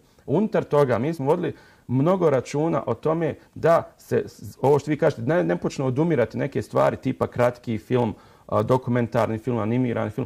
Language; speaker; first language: Serbian; native; Serbian